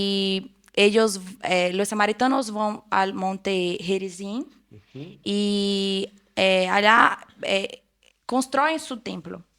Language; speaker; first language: Spanish; non-native, fluent; Portuguese